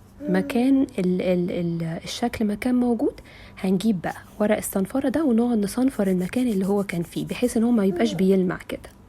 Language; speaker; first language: Arabic; native; Arabic